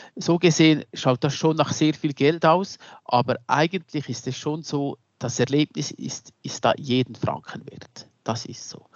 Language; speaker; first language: German; native; German